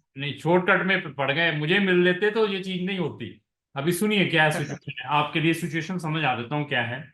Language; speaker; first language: Hindi; non-native, local second language; Punjabi